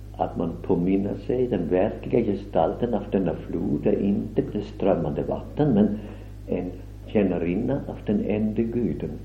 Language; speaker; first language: Swedish; non-native, fluent; German